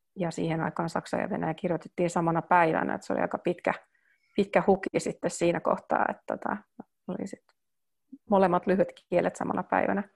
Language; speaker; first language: Finnish; early bilingual, heritage; Finnish